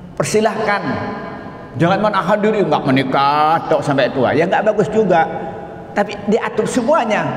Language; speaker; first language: Indonesian; non-native, local second language; Madurese